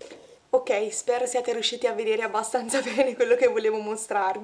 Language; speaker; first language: Italian; native; Italian